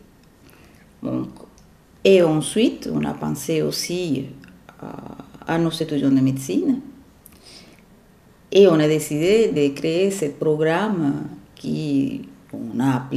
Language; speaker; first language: French; non-native, fluent; Spanish